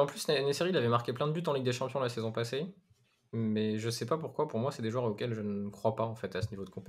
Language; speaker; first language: French; native; French